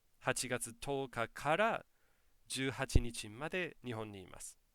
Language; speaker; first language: Japanese; non-native, fluent; English